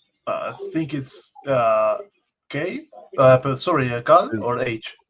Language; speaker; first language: English; non-native, fluent; Spanish